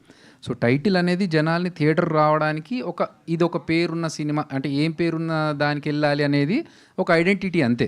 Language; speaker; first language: Telugu; native; Telugu